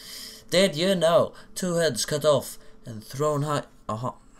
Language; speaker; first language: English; non-native, fluent; Swedish